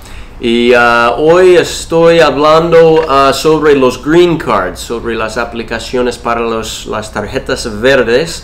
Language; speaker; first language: Spanish; non-native, fluent; English